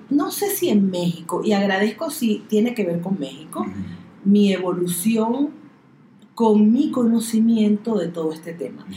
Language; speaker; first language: Spanish; native; Spanish